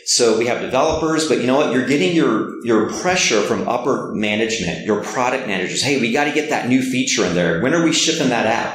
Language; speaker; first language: English; native; English